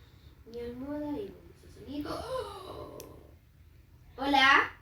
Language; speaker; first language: Spanish; native; Spanish